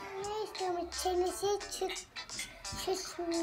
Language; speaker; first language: Turkish; early bilingual, other home language; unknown